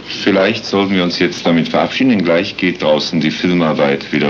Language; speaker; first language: German; native; German